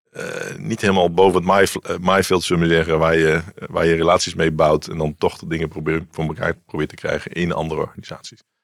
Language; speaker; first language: Dutch; native; Dutch